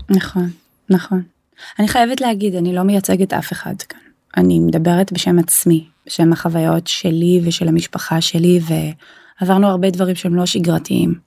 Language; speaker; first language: Hebrew; non-native, local second language; Arabic